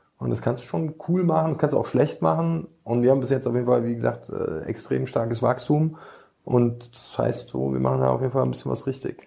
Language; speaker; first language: German; early bilingual, other home language; Bosnian